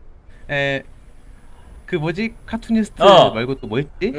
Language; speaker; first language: Korean; native; Korean